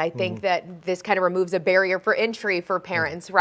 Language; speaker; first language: English; native; English